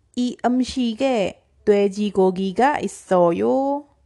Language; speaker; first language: Korean; non-native, learner; Indonesian